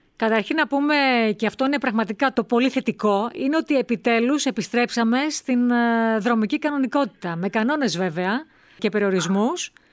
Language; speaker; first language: Greek; native; Greek